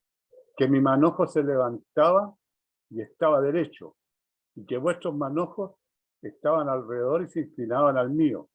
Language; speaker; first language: Spanish; native; Spanish